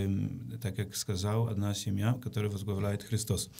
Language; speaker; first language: Ukrainian; non-native, learner; Polish